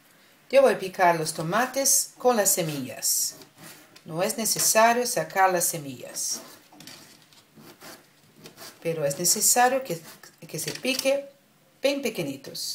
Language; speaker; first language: Spanish; non-native, learner; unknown